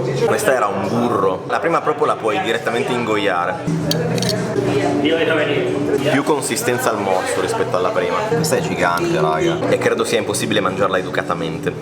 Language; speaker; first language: Italian; native; Italian